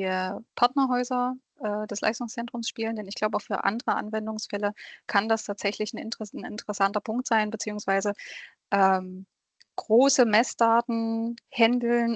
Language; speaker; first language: German; native; German